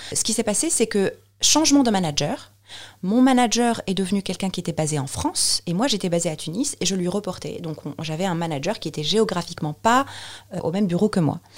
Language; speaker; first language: French; non-native, local second language; Arabic